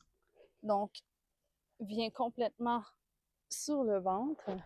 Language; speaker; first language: French; native; French